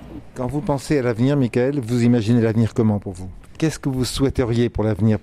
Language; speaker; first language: French; native; French